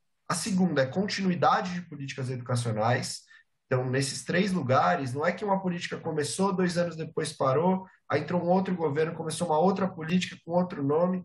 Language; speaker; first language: Portuguese; native; Portuguese